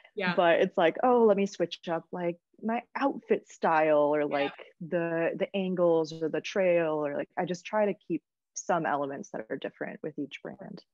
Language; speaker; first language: English; native; English